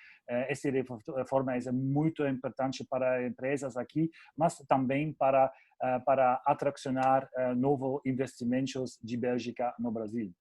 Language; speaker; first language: Portuguese; non-native, fluent; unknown